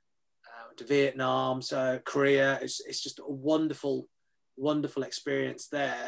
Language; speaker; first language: English; native; English